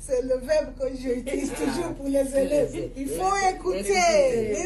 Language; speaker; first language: French; non-native, fluent; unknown